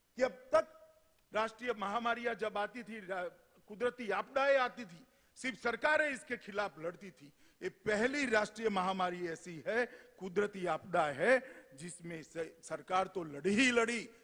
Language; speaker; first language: Hindi; non-native, local second language; Gujarati